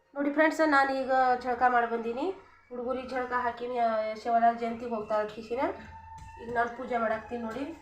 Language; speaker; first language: Kannada; non-native, local second language; Lambadi